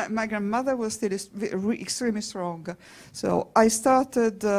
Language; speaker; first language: English; non-native, fluent; Italian